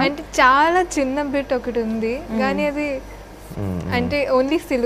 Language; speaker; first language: Telugu; non-native, learner; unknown